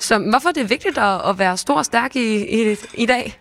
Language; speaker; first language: Danish; native; Danish